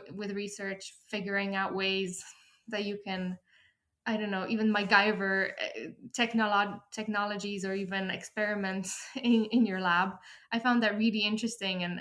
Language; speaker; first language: English; early bilingual, other home language; Polish